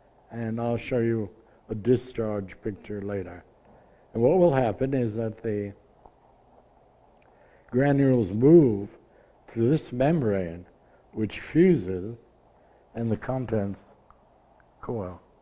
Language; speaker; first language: English; native; English